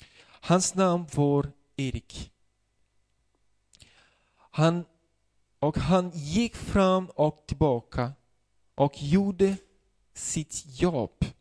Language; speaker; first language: Swedish; non-native, fluent; Portuguese